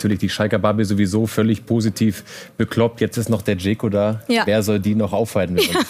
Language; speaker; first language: German; native; German